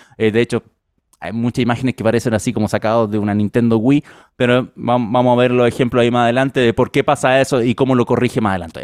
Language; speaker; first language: Spanish; native; Spanish